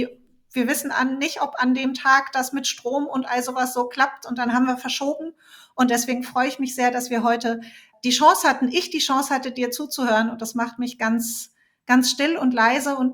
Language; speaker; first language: German; native; German